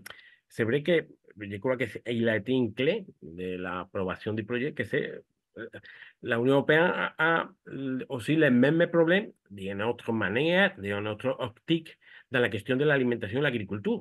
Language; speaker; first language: French; non-native, fluent; Spanish